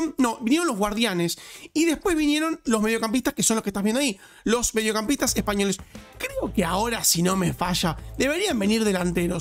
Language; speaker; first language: Spanish; native; Spanish